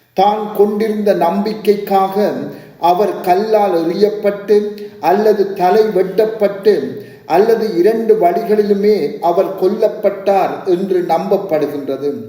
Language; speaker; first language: Tamil; native; Tamil